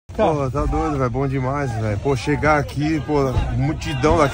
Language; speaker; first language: Portuguese; native; Portuguese